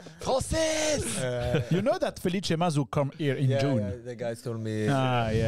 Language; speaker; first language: English; non-native, learner; French